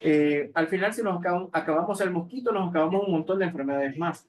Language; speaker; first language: Spanish; native; Spanish